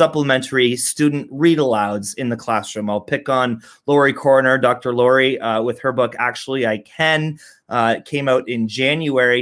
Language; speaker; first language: English; native; English